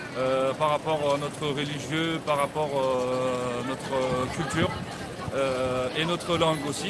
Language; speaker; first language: French; non-native, learner; Uyghur